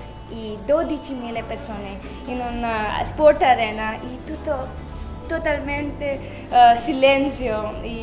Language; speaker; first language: Italian; non-native, fluent; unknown